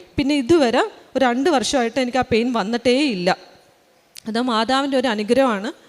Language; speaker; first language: Malayalam; early bilingual, heritage; Malayalam